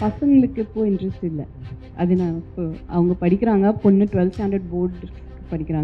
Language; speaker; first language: Tamil; non-native, fluent; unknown